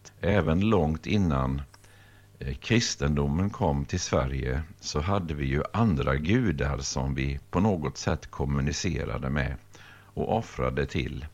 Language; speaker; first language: Swedish; native; Swedish